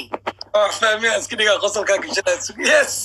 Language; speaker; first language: English; non-native, learner; Somali